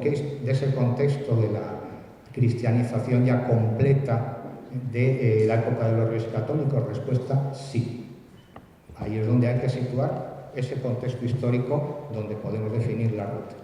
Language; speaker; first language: Spanish; native; Spanish